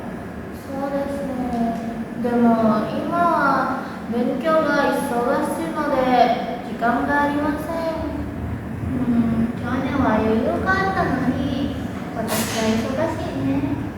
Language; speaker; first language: Japanese; non-native, learner; Indonesian